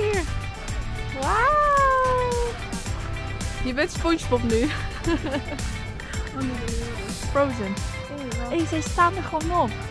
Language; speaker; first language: Dutch; early bilingual, other home language; Chinese